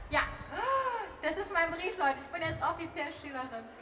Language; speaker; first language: German; native; German